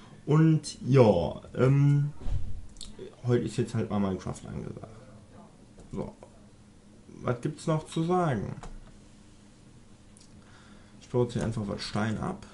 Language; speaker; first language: German; native; German